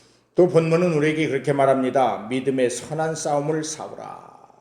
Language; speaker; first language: Korean; native; Korean